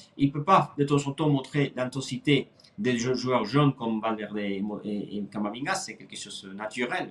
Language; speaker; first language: French; non-native, fluent; Spanish